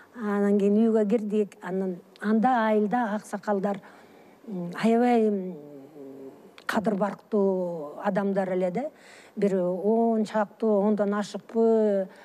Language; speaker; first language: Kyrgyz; early bilingual, other home language; Russian